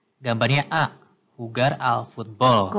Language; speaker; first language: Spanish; non-native, learner; Indonesian